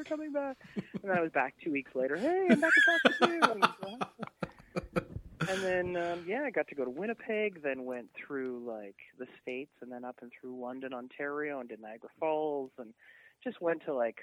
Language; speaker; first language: English; native; English